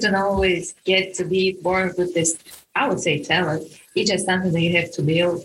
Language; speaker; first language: English; non-native, fluent; Russian